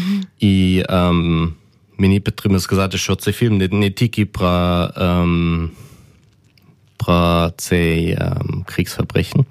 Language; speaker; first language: Ukrainian; early bilingual, heritage; German